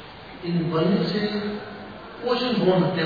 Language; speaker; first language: Russian; non-native, learner; Tibetan